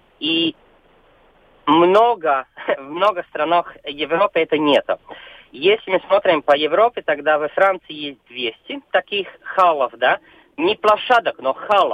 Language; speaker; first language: Russian; non-native, local second language; Latvian